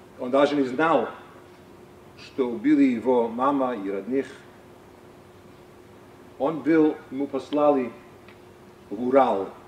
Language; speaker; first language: Russian; non-native, fluent; English